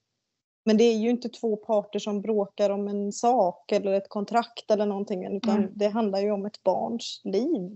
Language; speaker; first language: Swedish; native; Swedish